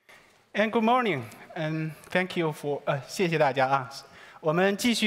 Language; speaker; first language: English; non-native, fluent; Chinese